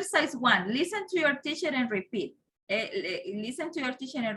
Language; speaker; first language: English; non-native, fluent; Spanish